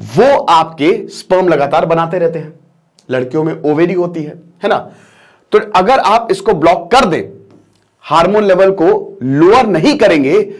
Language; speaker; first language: Hindi; native; Hindi